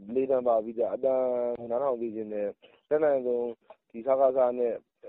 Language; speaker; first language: Burmese; native; Burmese